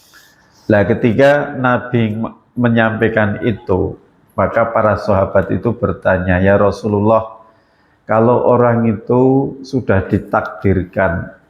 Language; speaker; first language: Indonesian; non-native, local second language; Javanese